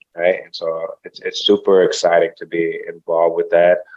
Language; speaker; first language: English; early bilingual, other home language; Haitian Creole